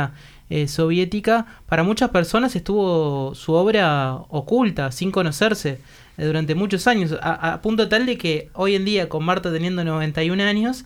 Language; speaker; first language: Spanish; native; Spanish